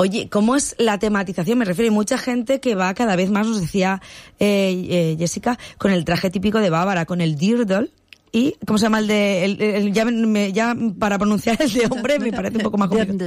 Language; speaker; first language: Spanish; native; Spanish